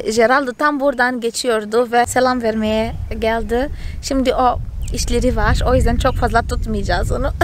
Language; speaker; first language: Turkish; non-native, fluent; Portuguese